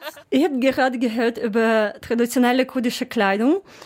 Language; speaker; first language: German; non-native, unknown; Ukrainian